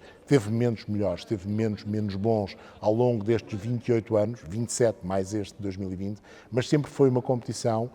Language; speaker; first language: Portuguese; native; Portuguese